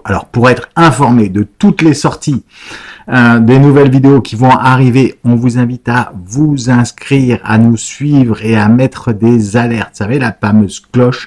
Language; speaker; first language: French; native; French